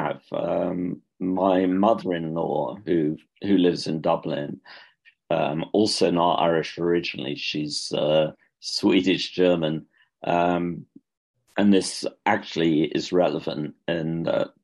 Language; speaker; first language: English; native; English